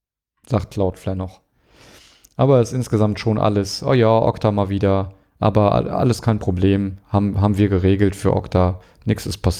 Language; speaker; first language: German; native; German